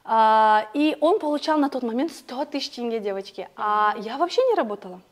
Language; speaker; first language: Russian; non-native, local second language; Kazakh